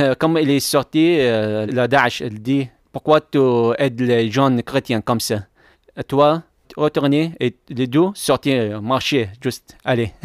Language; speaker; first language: French; non-native, learner; Arabic